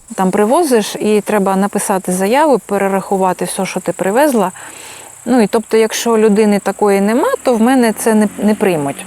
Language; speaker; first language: Ukrainian; non-native, local second language; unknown